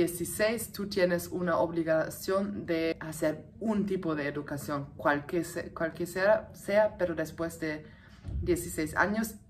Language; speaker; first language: Spanish; non-native, fluent; German